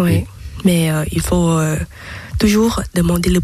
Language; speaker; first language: French; non-native, learner; Thai